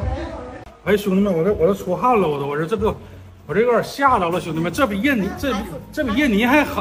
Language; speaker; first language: Chinese; native; Chinese